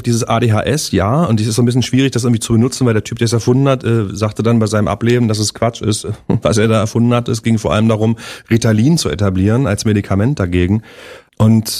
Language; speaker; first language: German; native; German